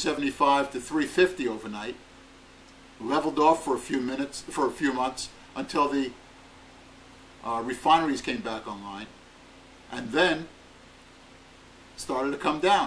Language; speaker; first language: English; native; English